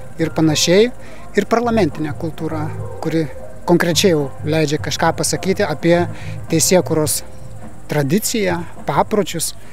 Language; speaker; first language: Lithuanian; native; Lithuanian